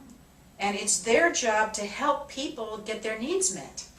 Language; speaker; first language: English; native; English